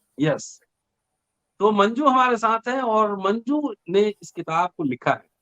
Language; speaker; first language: Hindi; native; Hindi